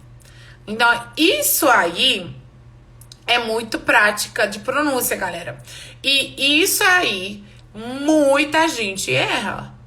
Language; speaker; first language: Portuguese; non-native, fluent; English